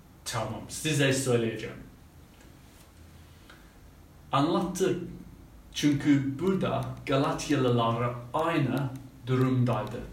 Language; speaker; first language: Turkish; non-native, fluent; English